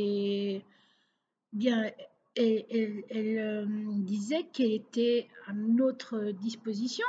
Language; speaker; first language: French; non-native, local second language; Portuguese